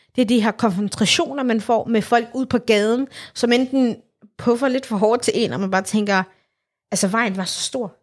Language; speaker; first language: Danish; early bilingual, other home language; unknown